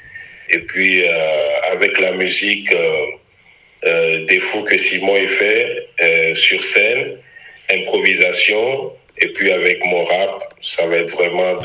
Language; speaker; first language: French; non-native, local second language; Ewe